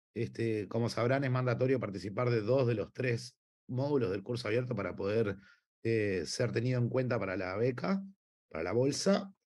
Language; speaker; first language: Spanish; native; Spanish